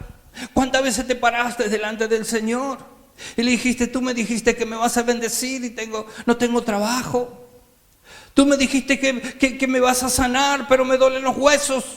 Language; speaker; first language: Spanish; native; Spanish